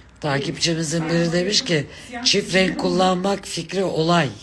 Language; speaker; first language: Turkish; native; Turkish